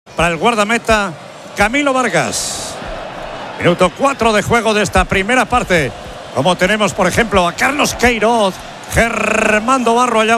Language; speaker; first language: Spanish; native; Spanish